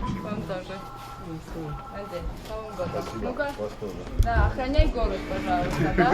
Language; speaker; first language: Russian; non-native, fluent; Georgian